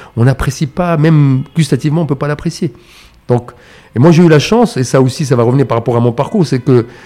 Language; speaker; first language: French; non-native, local second language; Arabic